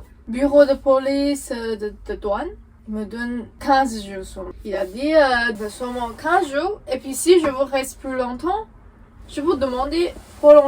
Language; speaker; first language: French; non-native, learner; Chinese